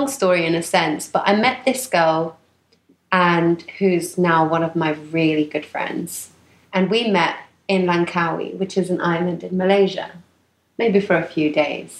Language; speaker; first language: English; native; English